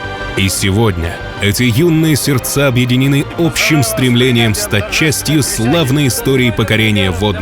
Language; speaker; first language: Russian; native; Russian